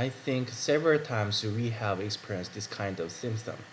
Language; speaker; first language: English; non-native, learner; Korean